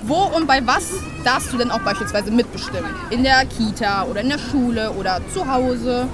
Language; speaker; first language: German; native; German